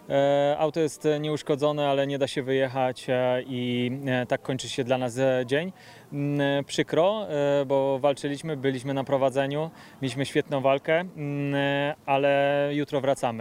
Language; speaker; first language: Polish; native; Polish